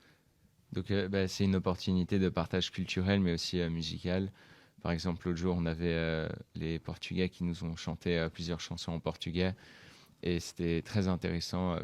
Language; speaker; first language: French; native; French